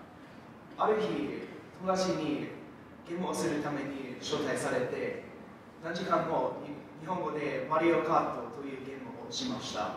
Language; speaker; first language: Japanese; non-native, learner; English